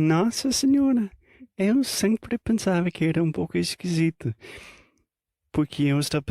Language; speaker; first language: Portuguese; non-native, fluent; English